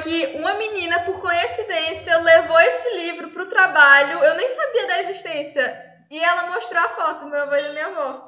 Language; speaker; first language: Portuguese; native; Portuguese